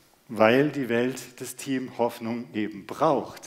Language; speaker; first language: German; native; German